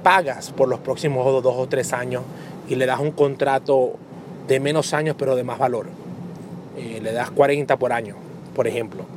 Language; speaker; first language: Spanish; early bilingual, heritage; Spanish